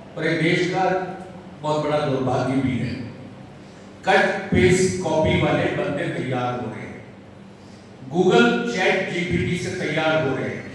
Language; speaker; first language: Hindi; native; Hindi